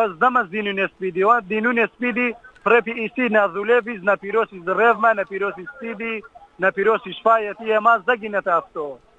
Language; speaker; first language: Greek; non-native, learner; Kurdish